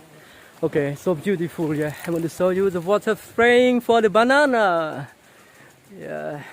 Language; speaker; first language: English; non-native, local second language; Khmer